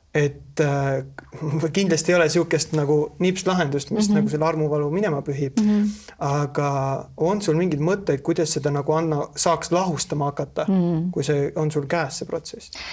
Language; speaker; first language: Estonian; native; Estonian